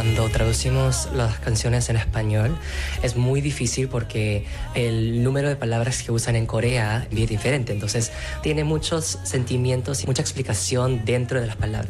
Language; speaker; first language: Spanish; non-native, fluent; Korean